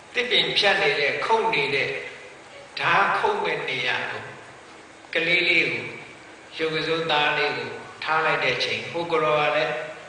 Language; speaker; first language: Burmese; native; Burmese